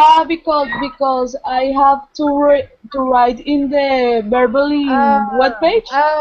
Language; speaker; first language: English; non-native, learner; Spanish